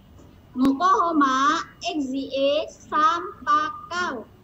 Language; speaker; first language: Chinese; non-native, learner; Indonesian